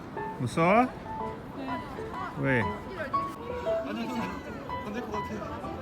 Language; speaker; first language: Korean; non-native, learner; English